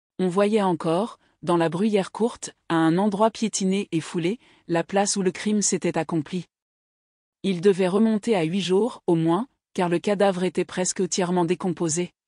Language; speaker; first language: French; native; French